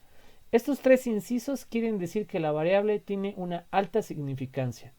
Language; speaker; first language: Spanish; native; Spanish